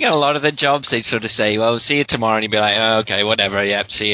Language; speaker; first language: English; native; English